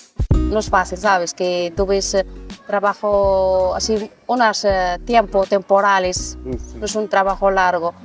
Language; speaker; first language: Spanish; non-native, learner; Arabic